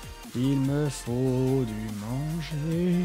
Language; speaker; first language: French; native; French